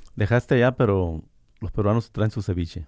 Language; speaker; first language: Spanish; native; Spanish